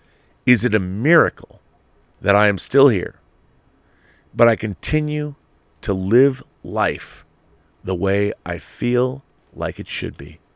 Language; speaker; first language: English; native; English